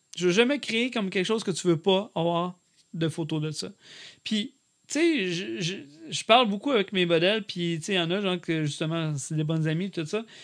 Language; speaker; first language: French; native; French